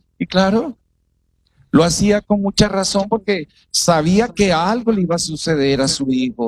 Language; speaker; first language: Spanish; native; Spanish